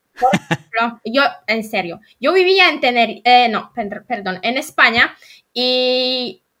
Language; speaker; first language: Spanish; non-native, fluent; Polish